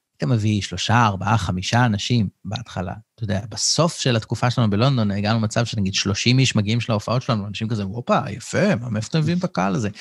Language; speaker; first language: Hebrew; native; Hebrew